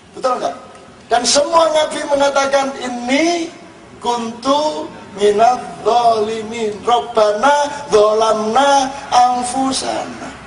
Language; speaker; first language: Indonesian; non-native, local second language; Javanese